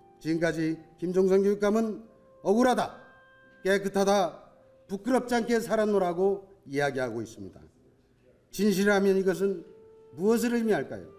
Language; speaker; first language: Korean; native; Korean